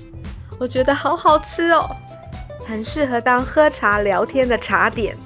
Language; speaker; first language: Chinese; native; Chinese